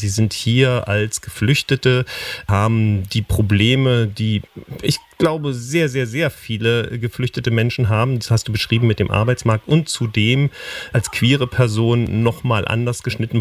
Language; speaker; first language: German; native; German